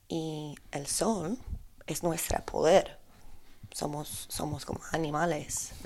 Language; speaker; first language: Spanish; non-native, learner; Polish